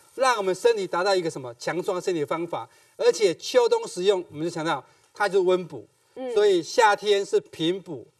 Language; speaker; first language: Chinese; native; Chinese